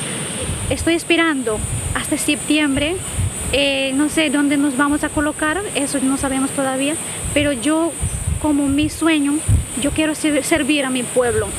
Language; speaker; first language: Spanish; non-native, fluent; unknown